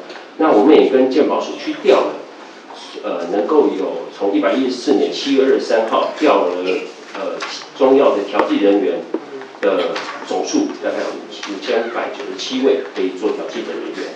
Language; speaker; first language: Chinese; native; Chinese